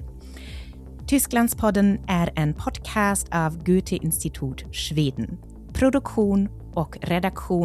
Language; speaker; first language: Swedish; non-native, fluent; German